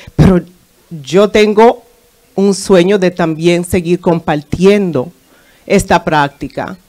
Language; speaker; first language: Spanish; early bilingual, heritage; Spanish